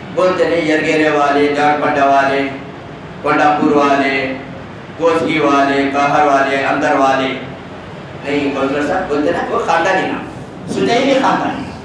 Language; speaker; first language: Urdu; native; Urdu